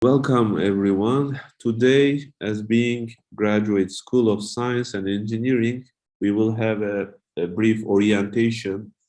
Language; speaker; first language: English; non-native, fluent; Turkish